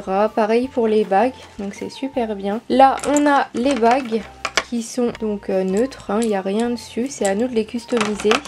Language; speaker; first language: French; native; French